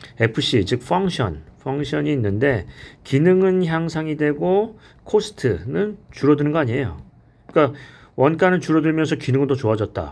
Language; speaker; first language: Korean; native; Korean